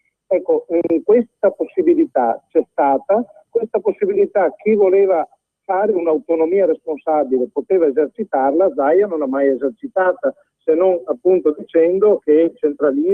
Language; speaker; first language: Italian; native; Italian